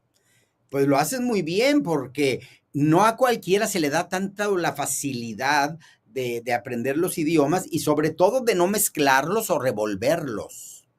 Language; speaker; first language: Spanish; native; Spanish